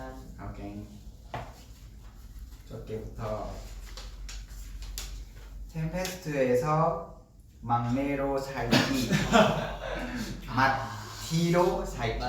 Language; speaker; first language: Korean; non-native, learner; Vietnamese